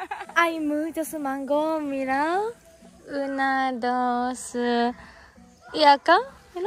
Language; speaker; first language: Spanish; non-native, fluent; Japanese